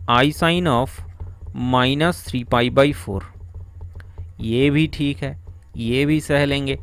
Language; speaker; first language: Hindi; non-native, local second language; Bangla